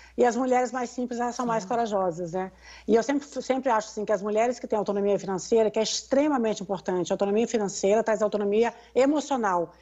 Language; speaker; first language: Portuguese; native; Portuguese